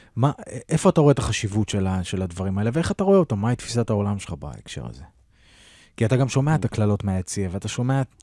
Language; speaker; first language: Hebrew; native; Hebrew